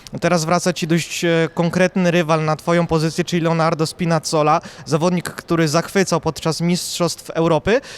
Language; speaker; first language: Polish; native; Polish